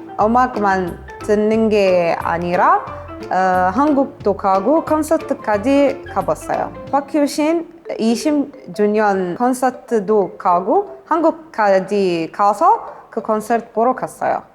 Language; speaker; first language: Korean; non-native, fluent; Arabic